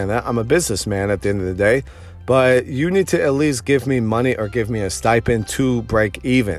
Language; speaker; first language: English; native; English